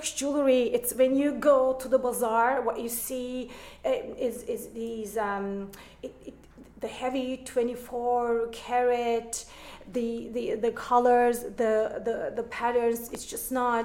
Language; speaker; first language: English; non-native, fluent; German